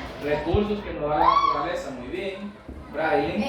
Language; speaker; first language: Spanish; native; Spanish